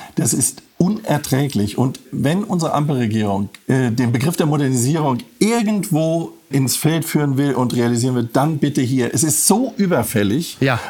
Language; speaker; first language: German; native; German